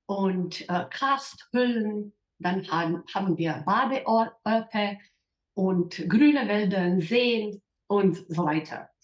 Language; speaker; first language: German; non-native, fluent; Slovenian